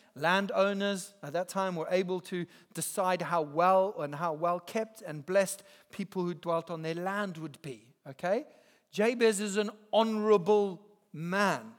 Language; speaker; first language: English; native; English